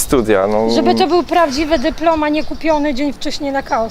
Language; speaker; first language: Polish; native; Polish